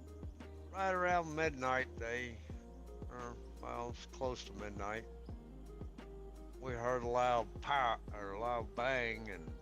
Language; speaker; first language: English; native; English